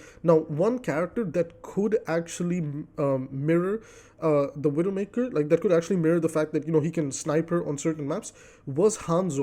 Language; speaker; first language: English; native; English